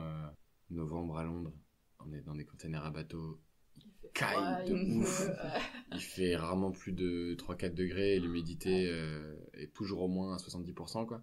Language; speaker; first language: French; native; French